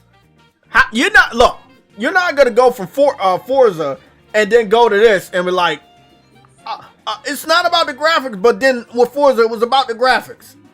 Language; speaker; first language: English; native; English